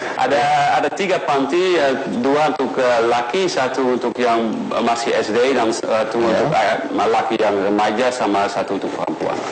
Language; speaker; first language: Indonesian; non-native, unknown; Dutch